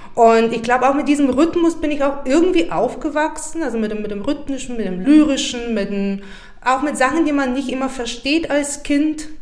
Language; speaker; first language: German; non-native, fluent; Bulgarian